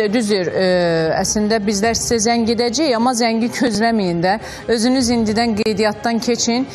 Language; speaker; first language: Azerbaijani; native; Azerbaijani